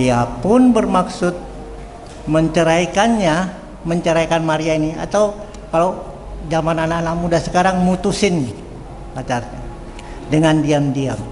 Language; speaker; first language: Indonesian; native; Indonesian